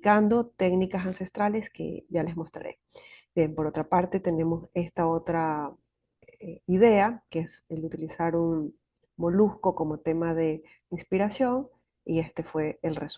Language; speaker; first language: Spanish; native; Spanish